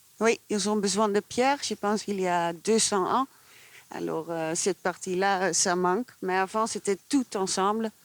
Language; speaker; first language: French; non-native, fluent; Dutch